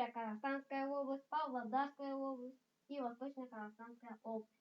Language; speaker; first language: Russian; non-native, local second language; Kazakh